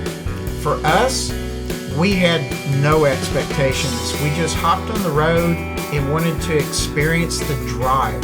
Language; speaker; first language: English; native; English